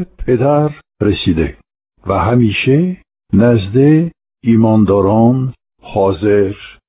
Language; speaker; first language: Persian; non-native, fluent; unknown